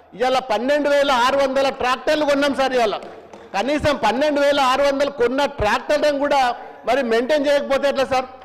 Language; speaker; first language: Telugu; native; Telugu